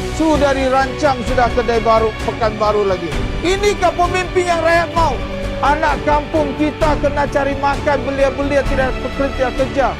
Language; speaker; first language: Malay; non-native, local second language; Chinese